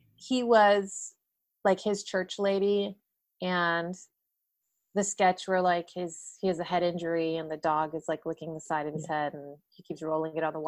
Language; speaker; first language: English; native; English